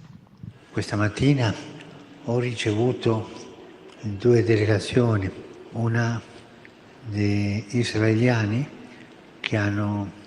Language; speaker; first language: Italian; non-native, fluent; Spanish